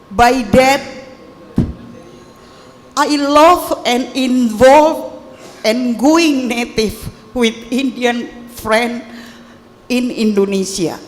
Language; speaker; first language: English; non-native, learner; Indonesian